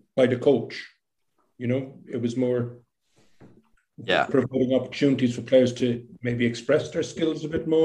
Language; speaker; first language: English; native; English